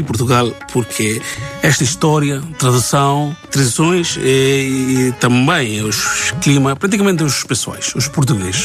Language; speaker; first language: Portuguese; non-native, learner; Bangla